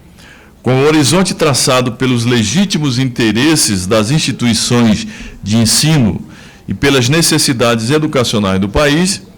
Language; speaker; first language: Portuguese; native; Portuguese